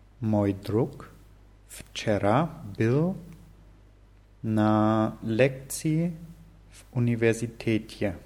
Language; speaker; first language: Russian; non-native, learner; German